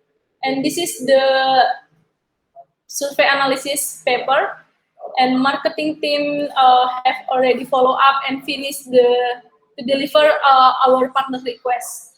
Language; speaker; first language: English; non-native, learner; Indonesian